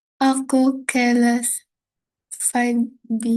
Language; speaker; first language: Indonesian; non-native, learner; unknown